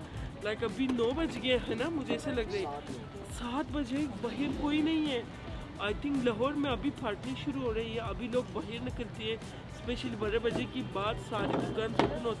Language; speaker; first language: Hindi; non-native, learner; Turkish